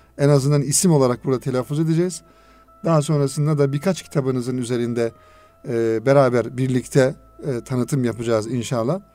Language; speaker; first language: Turkish; native; Turkish